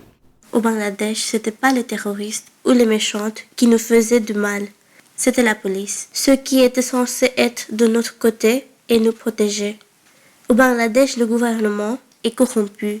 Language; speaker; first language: French; early bilingual, other home language; Bangla